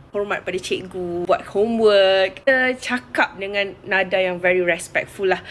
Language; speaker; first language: Malay; native; Malay